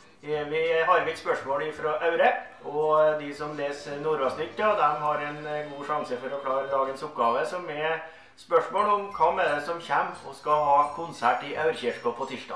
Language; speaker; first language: Norwegian; native; Norwegian